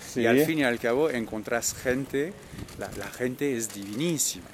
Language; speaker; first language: Spanish; non-native, fluent; French